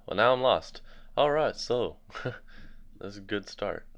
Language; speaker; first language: English; native; English